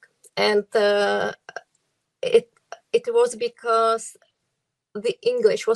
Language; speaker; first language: English; non-native, fluent; Czech